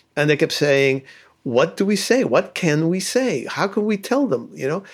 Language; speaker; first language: English; early bilingual, other home language; Spanish